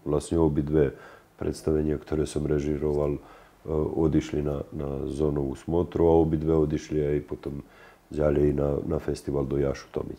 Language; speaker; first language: Slovak; native; Slovak